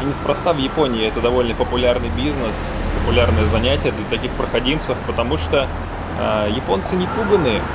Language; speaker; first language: Russian; native; Russian